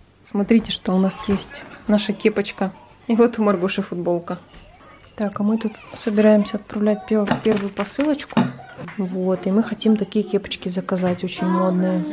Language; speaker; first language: Russian; native; Russian